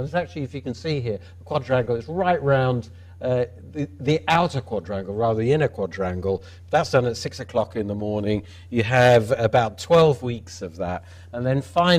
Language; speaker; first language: English; native; English